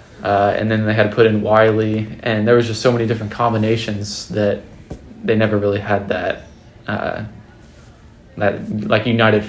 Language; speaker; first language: English; native; English